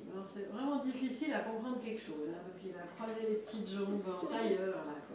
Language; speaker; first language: French; native; French